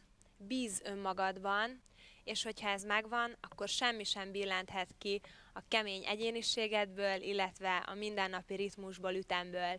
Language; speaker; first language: Hungarian; native; Hungarian